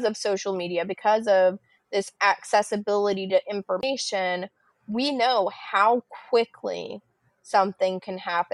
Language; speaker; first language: English; native; English